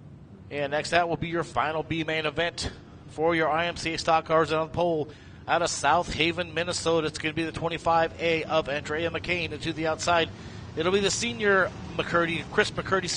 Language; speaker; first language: English; native; English